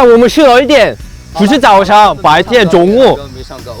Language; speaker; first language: Chinese; non-native, learner; Korean